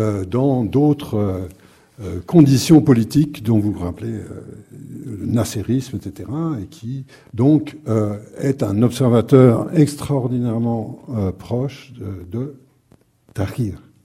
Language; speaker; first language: French; native; French